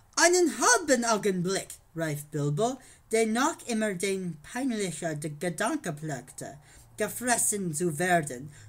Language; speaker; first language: German; non-native, learner; English